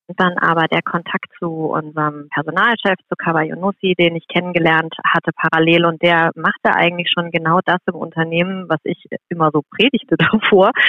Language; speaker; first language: German; native; German